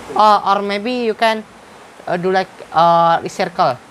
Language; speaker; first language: English; non-native, learner; Indonesian